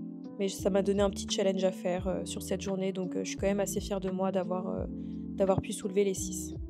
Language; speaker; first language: French; native; French